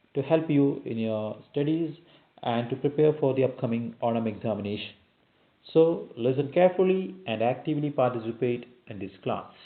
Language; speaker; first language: English; non-native, local second language; Malayalam